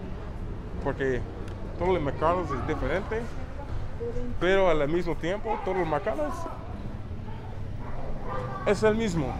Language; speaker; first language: Spanish; non-native, learner; English